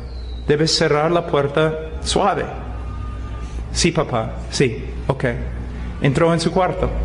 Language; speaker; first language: Spanish; non-native, fluent; English